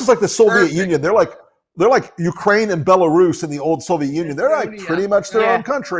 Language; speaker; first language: English; native; English